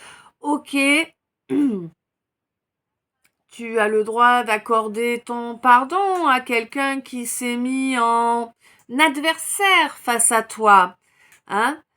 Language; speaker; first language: French; native; French